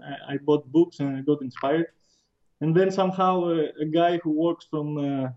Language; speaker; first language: English; non-native, fluent; Greek